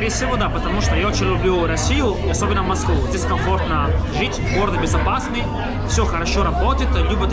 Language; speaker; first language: Russian; non-native, fluent; Italian